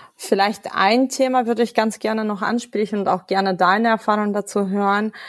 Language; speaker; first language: German; non-native, fluent; Russian